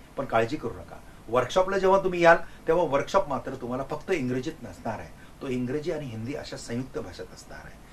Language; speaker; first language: Marathi; non-native, local second language; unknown